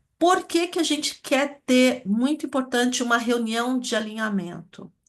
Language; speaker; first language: Portuguese; early bilingual, other home language; Chinese